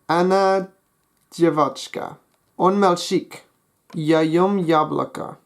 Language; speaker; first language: Russian; non-native, learner; English